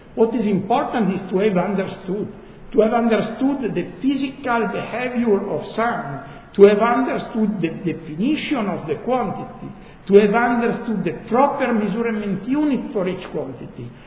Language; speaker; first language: English; non-native, fluent; Italian